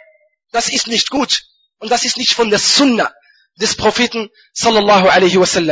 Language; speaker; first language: German; non-native, fluent; Arabic